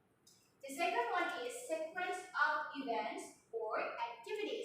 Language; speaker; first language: English; non-native, learner; Indonesian